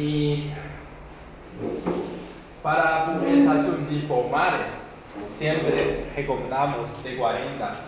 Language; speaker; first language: Portuguese; non-native, fluent; Chinese